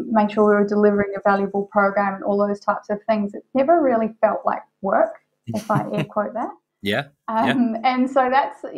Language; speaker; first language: English; native; English